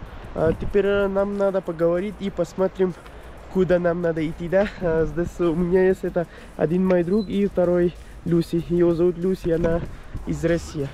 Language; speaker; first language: Russian; non-native, learner; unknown